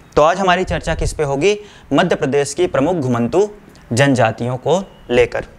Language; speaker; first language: Hindi; native; Hindi